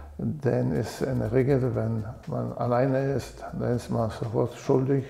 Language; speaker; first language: German; non-native, fluent; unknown